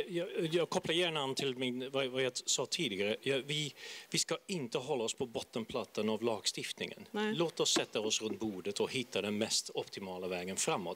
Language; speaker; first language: Swedish; non-native, fluent; Dutch